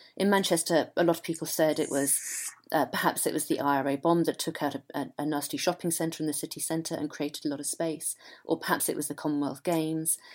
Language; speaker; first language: English; native; English